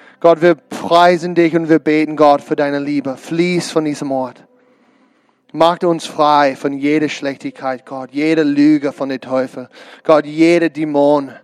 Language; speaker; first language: German; non-native, learner; English